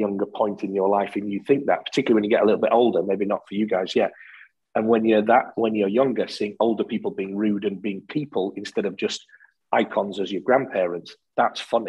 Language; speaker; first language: English; native; English